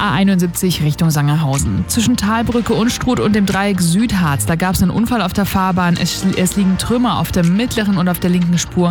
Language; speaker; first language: German; native; German